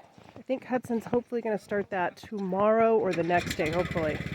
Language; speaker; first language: English; native; English